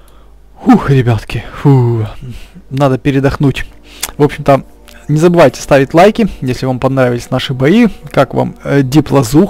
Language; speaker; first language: Russian; native; Russian